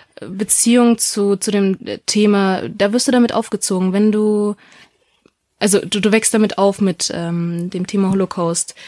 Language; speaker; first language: German; non-native, local second language; Russian